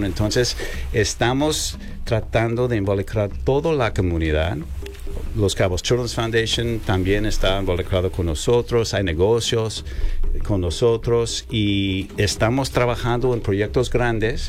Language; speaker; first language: Spanish; non-native, learner; English